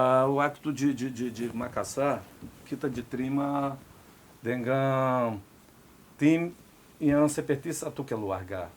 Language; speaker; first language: Indonesian; non-native, fluent; Portuguese